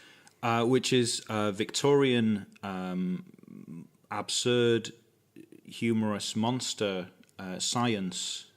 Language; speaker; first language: English; native; English